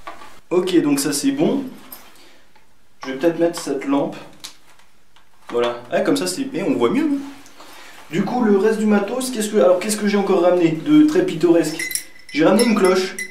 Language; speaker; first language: French; native; French